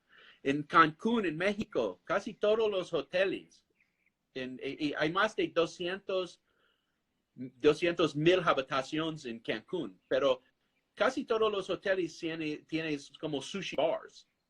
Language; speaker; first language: Spanish; non-native, fluent; English